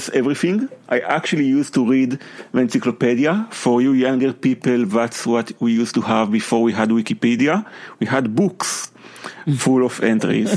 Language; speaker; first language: English; non-native, fluent; Hebrew